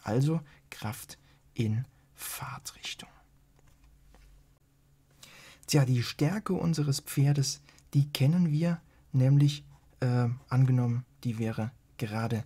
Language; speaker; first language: German; native; German